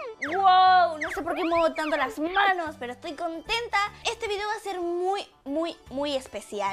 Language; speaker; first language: Spanish; native; Spanish